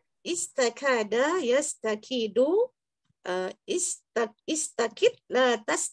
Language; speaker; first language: Arabic; non-native, learner; Indonesian